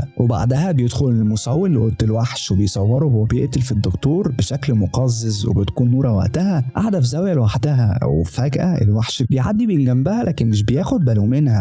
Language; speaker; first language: Arabic; native; Arabic